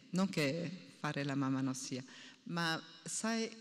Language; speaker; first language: Italian; non-native, fluent; Portuguese